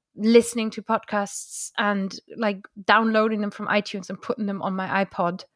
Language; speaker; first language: English; non-native, fluent; German